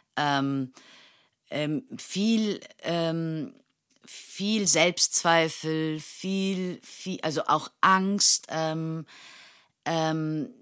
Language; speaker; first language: German; non-native, fluent; Turkish